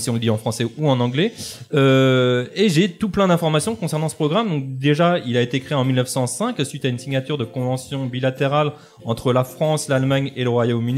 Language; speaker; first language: French; native; French